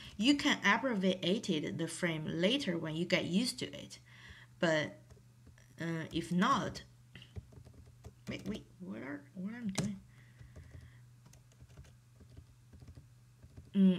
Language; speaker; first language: English; non-native, fluent; Chinese